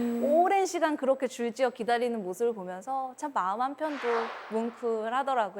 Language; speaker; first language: Korean; native; Korean